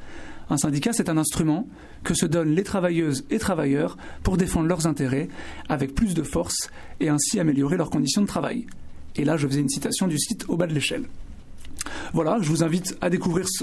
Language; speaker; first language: French; native; French